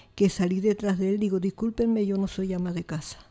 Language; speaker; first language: Spanish; native; Spanish